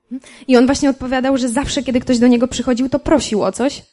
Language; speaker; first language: Polish; native; Polish